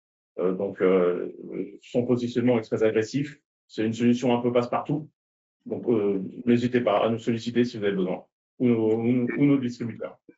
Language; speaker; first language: French; native; French